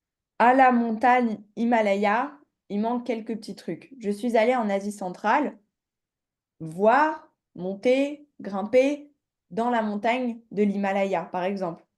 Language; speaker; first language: French; native; French